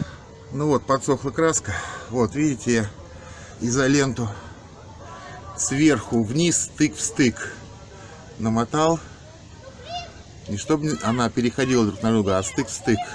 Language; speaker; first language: Russian; native; Russian